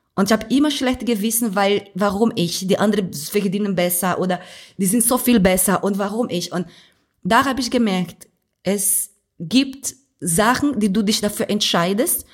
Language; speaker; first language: German; non-native, fluent; Portuguese